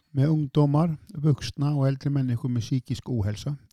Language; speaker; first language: Swedish; non-native, fluent; Icelandic